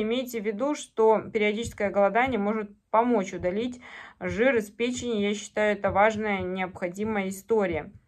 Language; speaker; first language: Russian; native; Russian